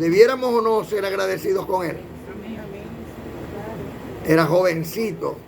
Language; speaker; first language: Spanish; native; Spanish